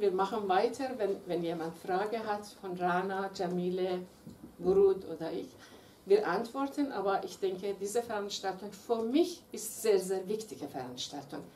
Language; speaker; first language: German; non-native, fluent; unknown